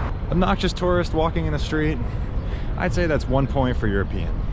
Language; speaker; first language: English; native; English